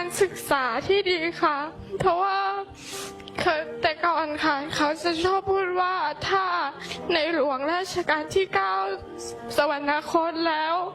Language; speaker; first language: Thai; non-native, local second language; Hmong